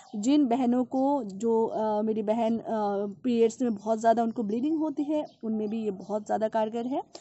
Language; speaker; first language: Hindi; non-native, local second language; Bangla